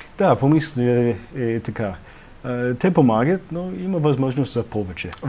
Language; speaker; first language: Bulgarian; non-native, learner; English